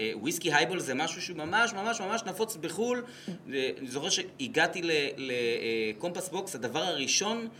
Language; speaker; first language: Hebrew; native; Hebrew